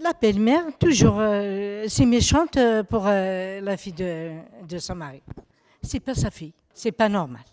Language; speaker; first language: French; non-native, learner; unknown